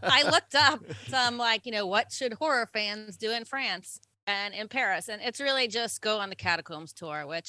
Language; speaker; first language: English; native; English